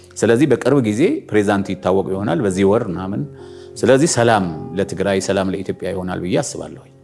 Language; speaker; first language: Amharic; non-native, local second language; Tigrinya